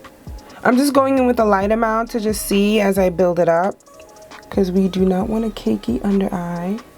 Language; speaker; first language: English; native; English